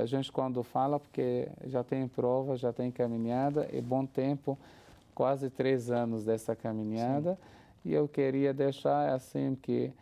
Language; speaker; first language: Portuguese; non-native, fluent; Arabic